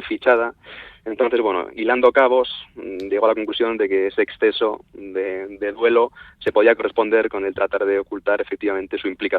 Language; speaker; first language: Spanish; native; Spanish